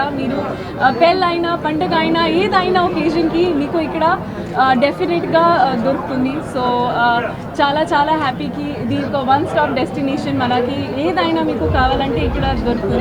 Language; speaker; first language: Telugu; non-native, fluent; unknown